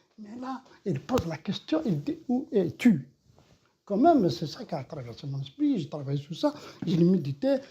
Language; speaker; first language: French; non-native, local second language; Kabyle